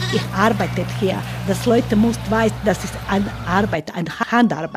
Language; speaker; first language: German; non-native, learner; Croatian